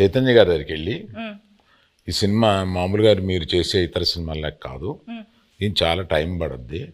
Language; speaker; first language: Telugu; native; Telugu